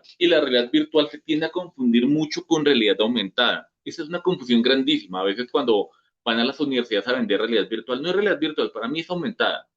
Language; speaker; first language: Spanish; native; Spanish